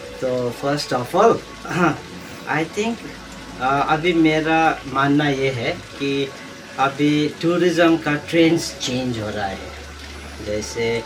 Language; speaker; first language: Hindi; non-native, local second language; Nepali